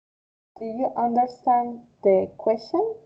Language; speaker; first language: English; non-native, fluent; Spanish